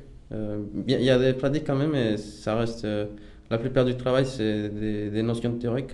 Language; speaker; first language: French; non-native, fluent; Spanish